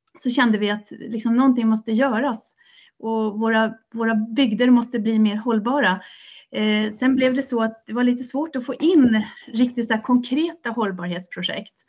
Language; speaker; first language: Swedish; native; Swedish